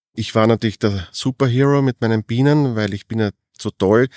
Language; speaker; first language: German; native; German